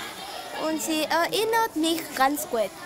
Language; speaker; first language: German; non-native, learner; Cebuano